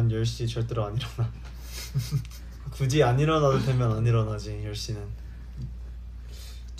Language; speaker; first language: Korean; early bilingual, heritage; Korean